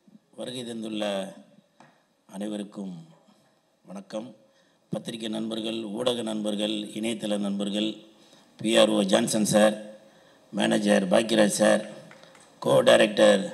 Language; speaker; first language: Tamil; native; Tamil